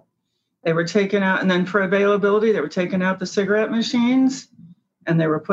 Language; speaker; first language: English; native; English